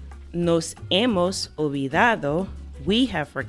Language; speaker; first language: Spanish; non-native, fluent; English